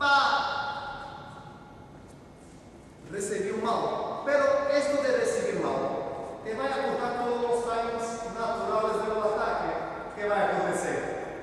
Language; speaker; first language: Spanish; non-native, learner; Portuguese